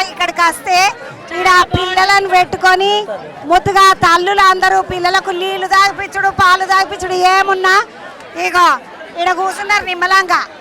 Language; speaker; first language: Telugu; native; Telugu